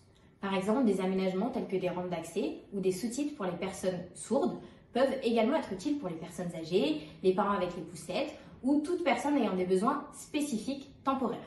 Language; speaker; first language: French; native; French